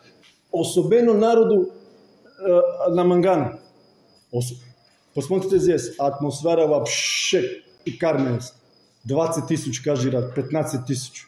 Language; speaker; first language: Russian; non-native, fluent; Serbian